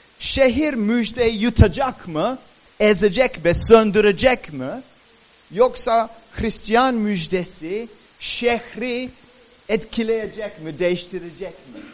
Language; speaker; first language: Turkish; native; Turkish